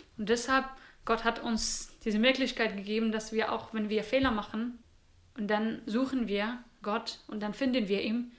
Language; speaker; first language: German; non-native, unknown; Persian